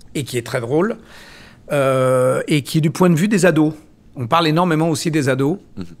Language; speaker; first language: French; native; French